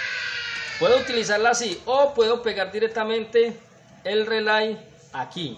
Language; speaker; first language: Spanish; native; Spanish